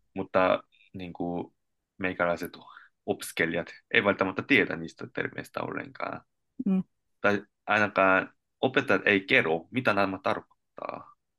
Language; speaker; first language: Finnish; non-native, fluent; Korean